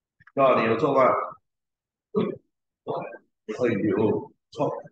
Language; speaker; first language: Chinese; native; Chinese